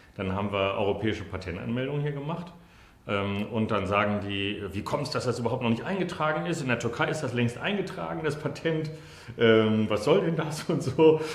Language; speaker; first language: German; native; German